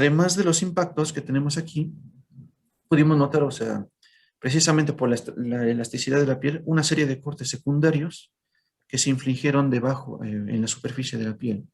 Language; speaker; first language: Spanish; native; Spanish